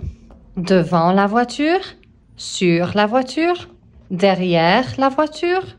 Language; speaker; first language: French; non-native, fluent; English